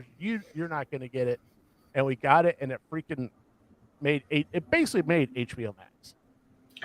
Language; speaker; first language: English; native; English